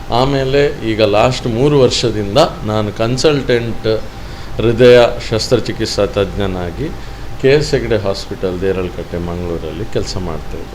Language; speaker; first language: Kannada; native; Kannada